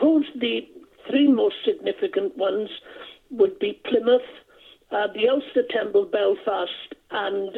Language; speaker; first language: English; non-native, local second language; Welsh